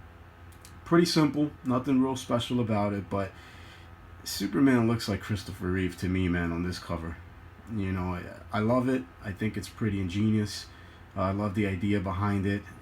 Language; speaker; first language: English; native; English